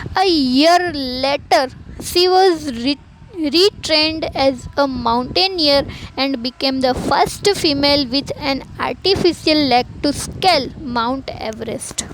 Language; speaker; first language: English; non-native, local second language; Gujarati